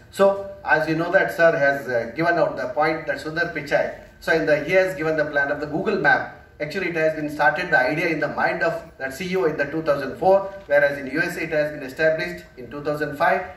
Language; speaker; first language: English; non-native, local second language; Kannada